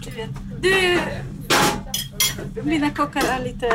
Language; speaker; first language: Swedish; non-native, learner; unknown